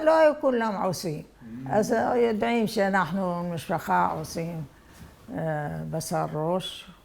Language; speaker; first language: Hebrew; non-native, fluent; Arabic